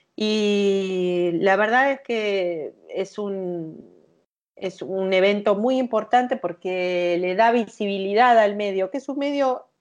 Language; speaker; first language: Spanish; native; Spanish